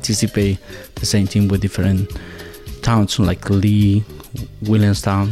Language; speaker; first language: English; non-native, learner; Spanish